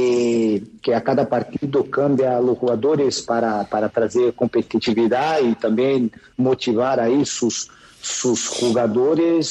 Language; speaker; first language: Spanish; non-native, fluent; Portuguese